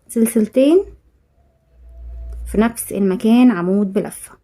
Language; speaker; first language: Arabic; native; Arabic